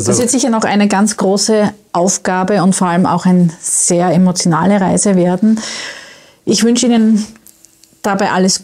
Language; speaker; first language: German; native; German